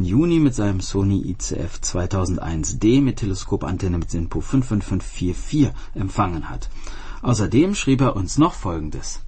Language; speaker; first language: German; native; German